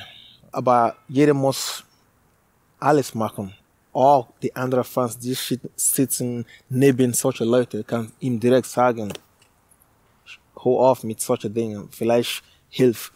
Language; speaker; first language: German; non-native, learner; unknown